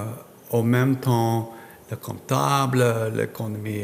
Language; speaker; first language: French; non-native, learner; English